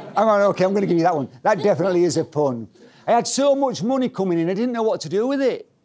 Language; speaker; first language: English; native; English